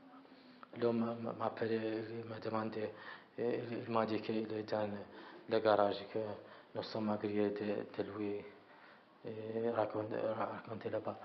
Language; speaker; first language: French; non-native, learner; Arabic